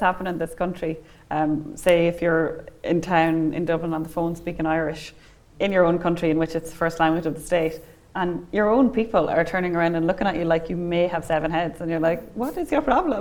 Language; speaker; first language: English; native; English